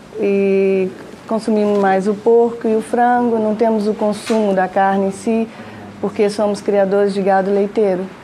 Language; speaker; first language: Portuguese; native; Portuguese